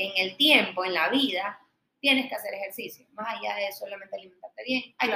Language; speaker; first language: Spanish; native; Spanish